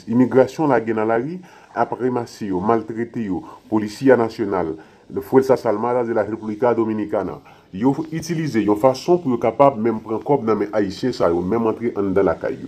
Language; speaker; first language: Haitian Creole; native; Haitian Creole